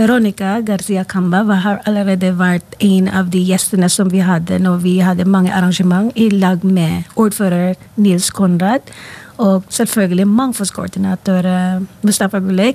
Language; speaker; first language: Norwegian; non-native, fluent; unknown